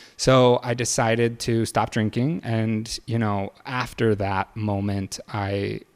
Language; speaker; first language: English; native; English